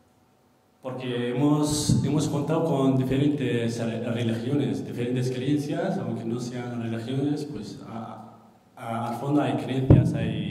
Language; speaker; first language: Spanish; non-native, fluent; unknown